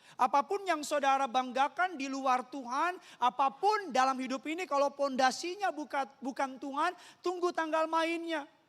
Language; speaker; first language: Indonesian; native; Indonesian